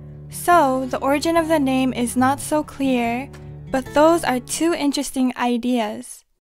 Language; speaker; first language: English; early bilingual, other home language; Japanese